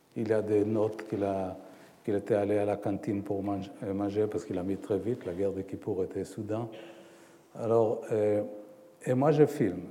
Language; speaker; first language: French; non-native, fluent; Hebrew